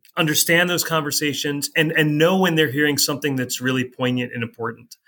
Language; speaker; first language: English; native; English